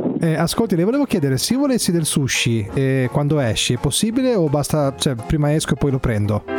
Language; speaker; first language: Italian; native; Italian